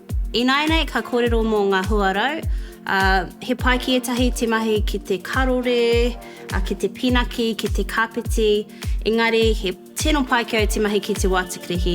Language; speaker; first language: Māori; non-native, local second language; English